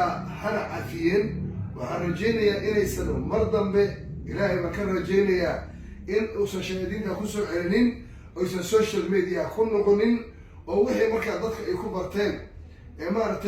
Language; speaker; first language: Somali; native; Somali